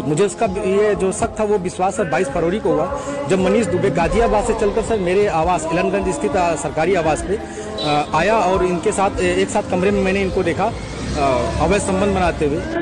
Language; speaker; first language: Hindi; native; Hindi